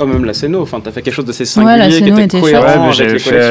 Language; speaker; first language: French; native; French